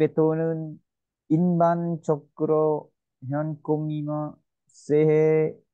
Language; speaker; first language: Korean; non-native, learner; Vietnamese